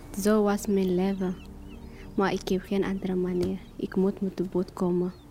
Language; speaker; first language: Dutch; non-native, learner; Tigrinya